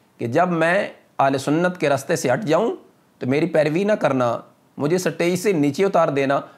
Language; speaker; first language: Urdu; non-native, local second language; Punjabi